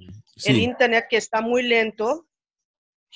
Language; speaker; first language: Spanish; non-native, fluent; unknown